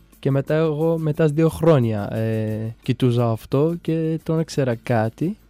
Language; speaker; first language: Greek; non-native, learner; Central Kurdish